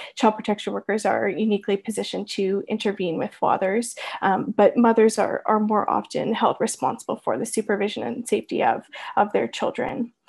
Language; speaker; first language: English; native; English